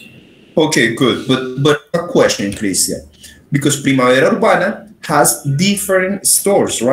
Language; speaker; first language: English; non-native, fluent; Spanish